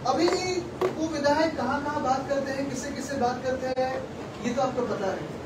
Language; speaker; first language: Hindi; non-native, local second language; Marathi